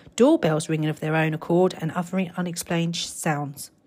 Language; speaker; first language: English; native; English